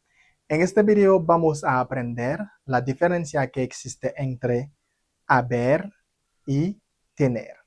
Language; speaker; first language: Spanish; non-native, fluent; Haitian Creole